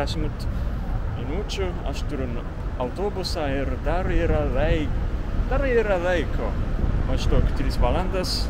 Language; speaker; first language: Lithuanian; non-native, fluent; Japanese